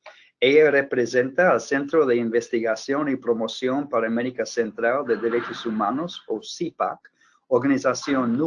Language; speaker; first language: Spanish; non-native, fluent; English